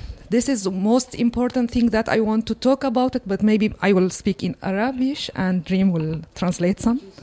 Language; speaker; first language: English; non-native, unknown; Kurdish